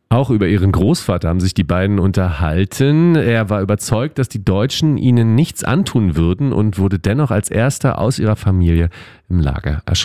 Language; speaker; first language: German; native; German